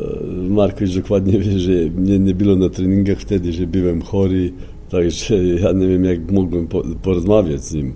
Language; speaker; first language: Polish; non-native, fluent; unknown